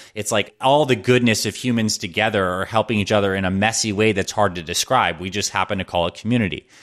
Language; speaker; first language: English; native; English